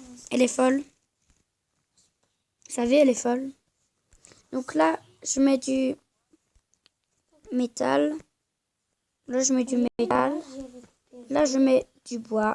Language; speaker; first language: French; native; French